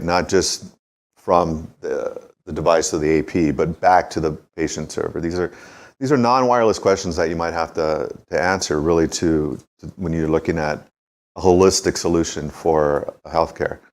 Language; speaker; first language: English; native; English